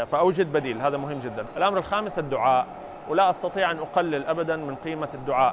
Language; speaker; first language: Arabic; native; Arabic